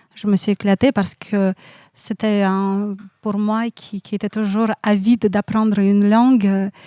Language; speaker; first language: French; non-native, fluent; Russian